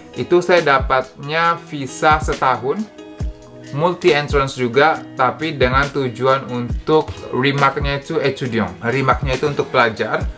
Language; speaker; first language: Indonesian; native; Indonesian